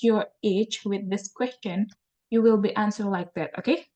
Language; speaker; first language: English; non-native, learner; Indonesian